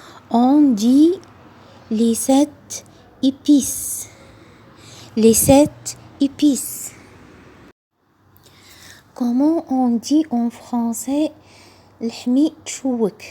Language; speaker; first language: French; non-native, local second language; Arabic